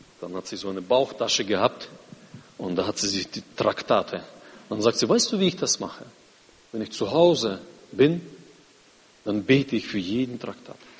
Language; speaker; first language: German; non-native, fluent; Russian